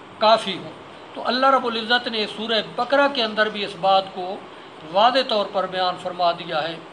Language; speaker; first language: Urdu; non-native, local second language; Punjabi